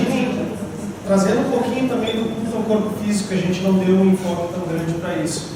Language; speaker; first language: Portuguese; native; Portuguese